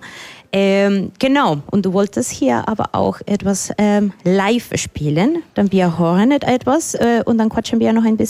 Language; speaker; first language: German; non-native, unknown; Spanish